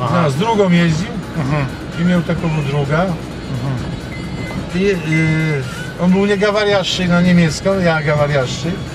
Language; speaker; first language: Russian; non-native, learner; Polish